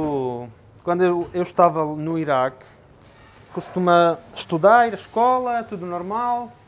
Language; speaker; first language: Portuguese; non-native, fluent; Arabic